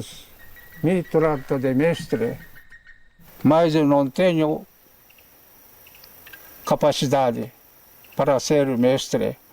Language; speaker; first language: Portuguese; non-native, fluent; Japanese